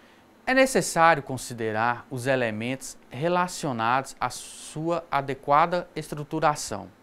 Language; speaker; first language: Portuguese; native; Portuguese